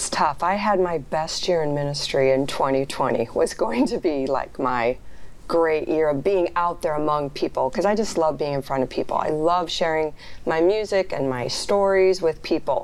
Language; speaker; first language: English; native; English